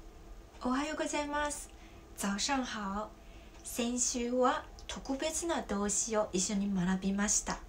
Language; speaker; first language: Japanese; non-native, fluent; Chinese